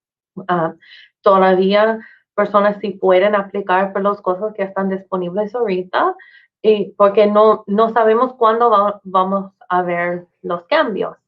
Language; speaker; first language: Spanish; non-native, fluent; English